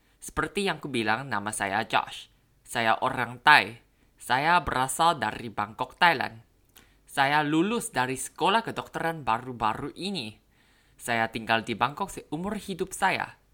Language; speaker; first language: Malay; non-native, learner; Thai